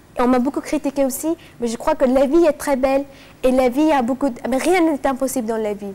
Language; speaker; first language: French; non-native, fluent; Persian